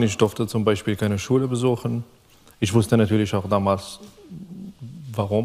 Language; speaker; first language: German; non-native, fluent; Arabic